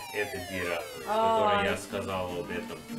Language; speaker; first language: Russian; non-native, learner; English